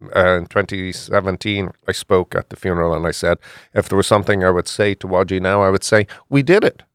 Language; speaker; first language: English; native; English